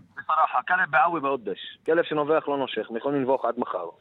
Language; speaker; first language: Hebrew; non-native, local second language; Arabic